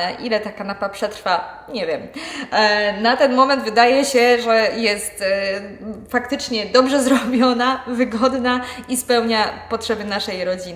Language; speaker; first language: Polish; native; Polish